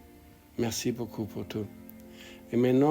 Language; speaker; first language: French; non-native, learner; English